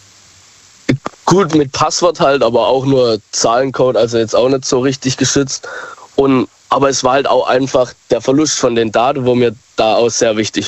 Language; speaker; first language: German; native; German